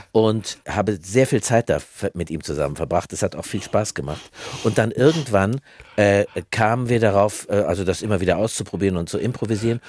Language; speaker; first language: German; native; German